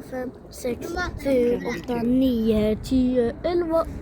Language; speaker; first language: Swedish; early bilingual, other home language; Filipino